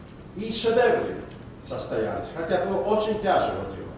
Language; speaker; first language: Russian; non-native, local second language; Georgian